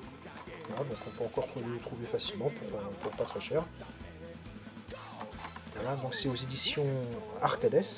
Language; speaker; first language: French; native; French